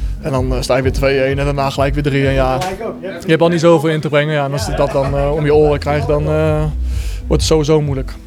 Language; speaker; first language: Dutch; native; Dutch